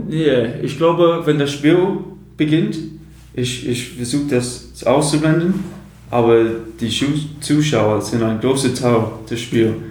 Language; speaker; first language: German; non-native, learner; English